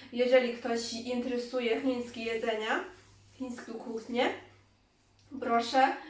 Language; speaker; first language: Polish; non-native, learner; Chinese